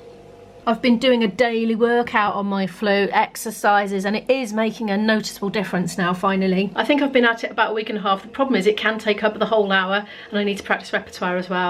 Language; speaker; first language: English; native; English